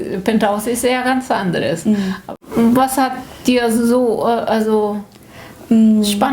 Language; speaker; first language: German; non-native, learner; Korean